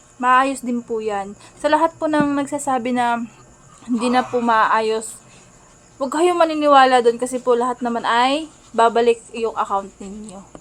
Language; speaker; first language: Filipino; native; Filipino